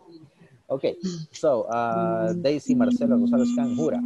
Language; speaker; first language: English; non-native, fluent; Spanish